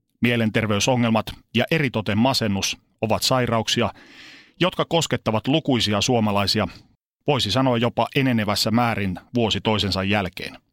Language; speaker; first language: Finnish; native; Finnish